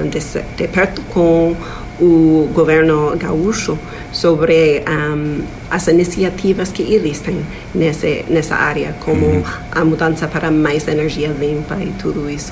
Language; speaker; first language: Portuguese; non-native, fluent; English